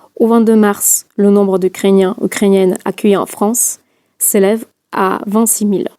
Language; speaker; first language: French; non-native, fluent; Russian